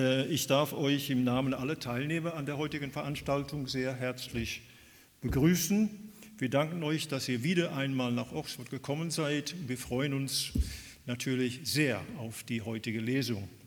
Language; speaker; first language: German; non-native, fluent; English